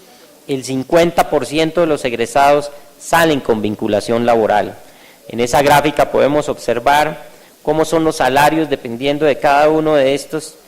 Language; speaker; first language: Spanish; native; Spanish